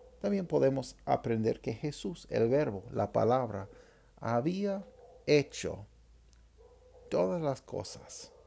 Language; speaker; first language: Spanish; non-native, fluent; English